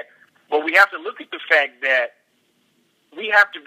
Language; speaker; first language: English; native; English